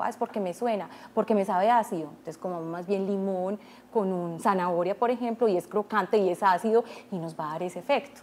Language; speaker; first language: Spanish; native; Spanish